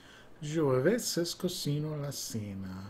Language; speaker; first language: Spanish; non-native, learner; English